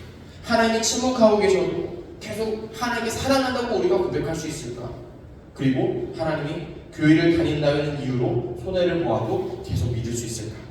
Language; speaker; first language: Korean; native; Korean